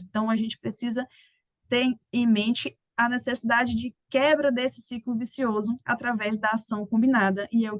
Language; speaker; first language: Portuguese; native; Portuguese